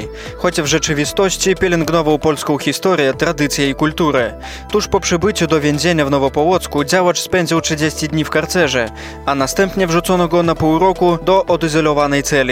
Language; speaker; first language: Polish; native; Polish